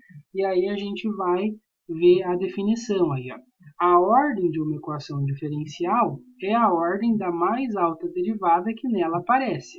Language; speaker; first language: Portuguese; native; Portuguese